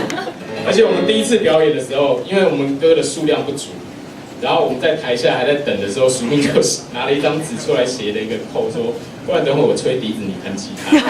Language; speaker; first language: Chinese; native; Chinese